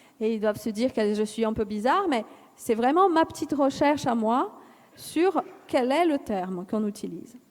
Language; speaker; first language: French; non-native, fluent; Portuguese